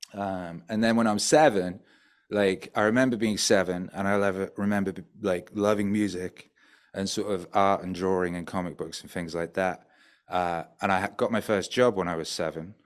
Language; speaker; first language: English; native; English